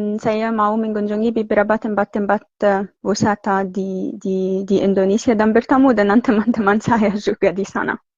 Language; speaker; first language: Indonesian; non-native, learner; Arabic